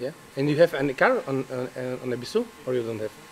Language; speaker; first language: English; non-native, learner; Czech